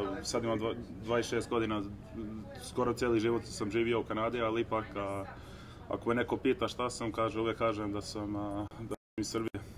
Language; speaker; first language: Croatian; early bilingual, heritage; Serbian